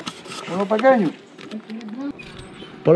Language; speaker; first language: Spanish; native; Spanish